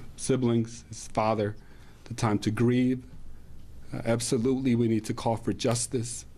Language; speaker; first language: English; early bilingual, other home language; Spanish